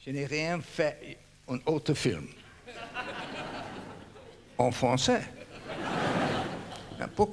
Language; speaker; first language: French; non-native, learner; English